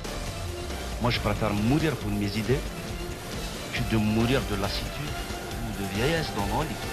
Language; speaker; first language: French; non-native, local second language; Kabyle